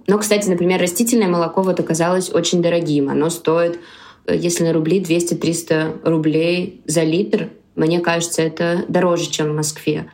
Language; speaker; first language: Russian; native; Russian